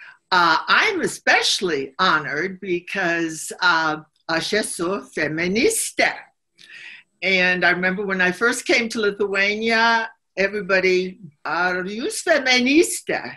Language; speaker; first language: English; native; English